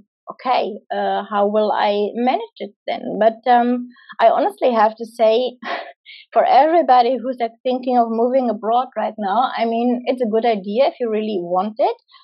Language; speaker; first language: English; non-native, fluent; German